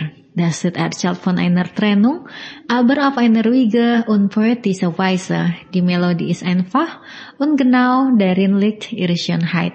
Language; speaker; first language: German; non-native, fluent; Indonesian